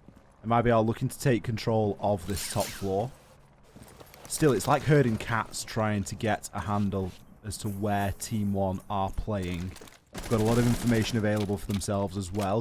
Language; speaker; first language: English; native; English